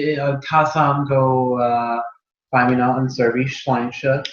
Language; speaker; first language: Irish; non-native, learner; English